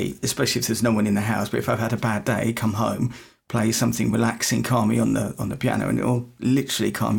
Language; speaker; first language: English; native; English